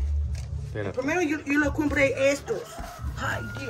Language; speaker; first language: Spanish; non-native, learner; English